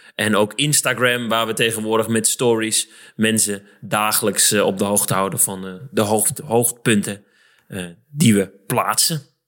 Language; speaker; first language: Dutch; native; Dutch